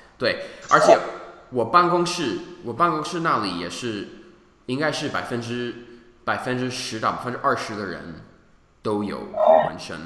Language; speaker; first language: Chinese; non-native, fluent; English